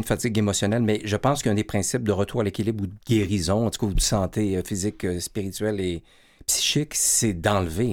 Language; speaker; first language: French; native; French